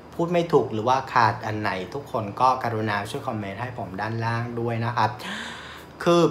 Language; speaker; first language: Thai; non-native, fluent; Vietnamese